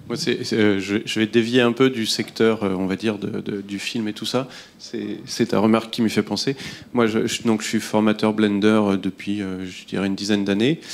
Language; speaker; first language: French; native; French